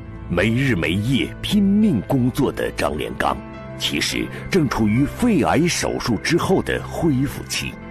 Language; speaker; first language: Chinese; native; Chinese